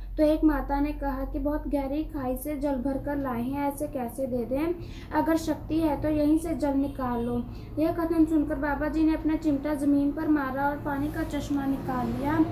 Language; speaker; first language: Hindi; non-native, local second language; Punjabi